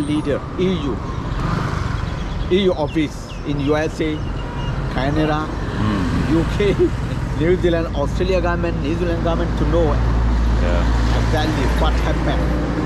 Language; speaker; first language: English; non-native, learner; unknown